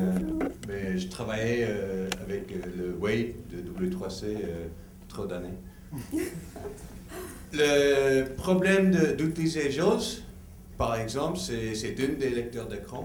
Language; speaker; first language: French; non-native, fluent; English